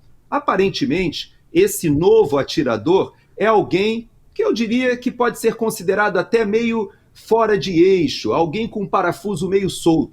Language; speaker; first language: Portuguese; native; Portuguese